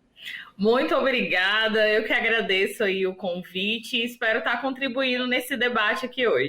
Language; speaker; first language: Portuguese; native; Portuguese